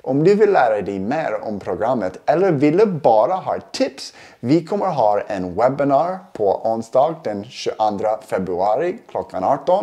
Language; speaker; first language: Swedish; non-native, fluent; English